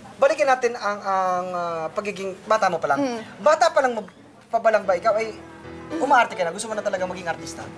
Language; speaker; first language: Filipino; native; Filipino